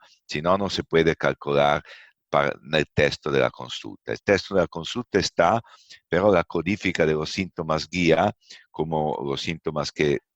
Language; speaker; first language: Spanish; non-native, fluent; Italian